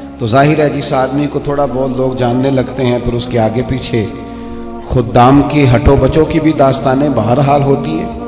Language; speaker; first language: Urdu; non-native, local second language; Punjabi